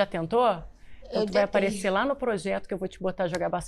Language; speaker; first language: Portuguese; native; Portuguese